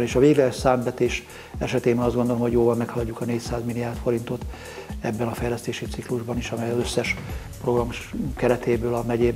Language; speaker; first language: Hungarian; native; Hungarian